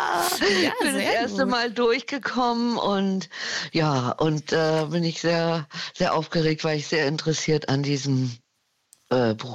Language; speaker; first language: German; native; German